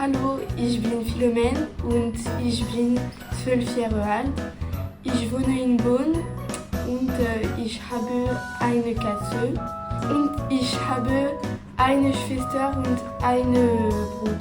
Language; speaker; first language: German; non-native, learner; French